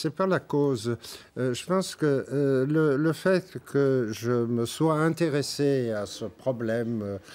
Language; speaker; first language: French; native; French